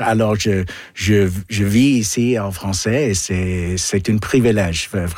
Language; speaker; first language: French; non-native, local second language; English